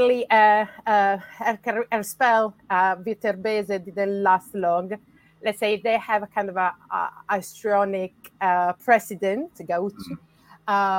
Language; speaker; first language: English; non-native, fluent; Italian